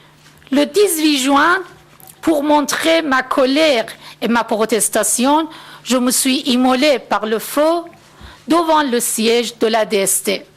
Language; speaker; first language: French; non-native, fluent; Persian